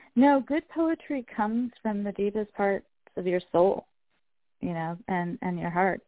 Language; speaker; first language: English; early bilingual, other home language; Spanish